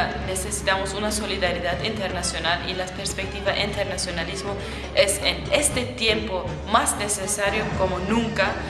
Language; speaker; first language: Spanish; non-native, fluent; Kurdish